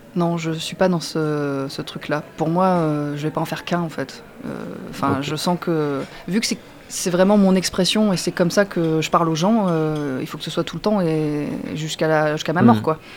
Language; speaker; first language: French; native; French